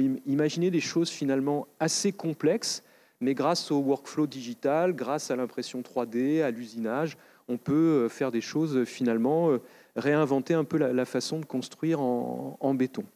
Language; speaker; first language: French; native; French